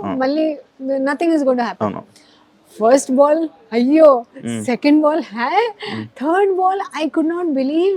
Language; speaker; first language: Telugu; non-native, learner; Hindi